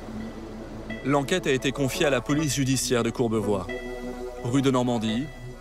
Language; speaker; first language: French; native; French